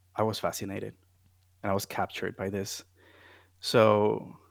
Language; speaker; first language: English; non-native, fluent; Spanish